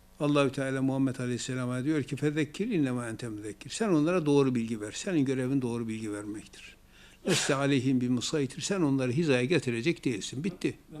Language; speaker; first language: Turkish; native; Turkish